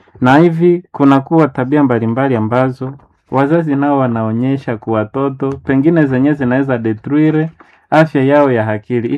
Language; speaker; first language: Swahili; non-native, local second language; Nande